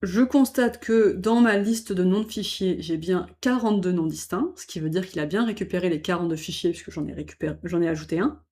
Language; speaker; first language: French; native; French